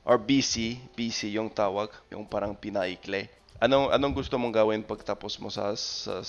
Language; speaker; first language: Filipino; non-native, fluent; English